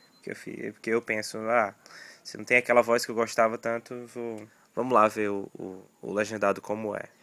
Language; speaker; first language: Portuguese; native; Portuguese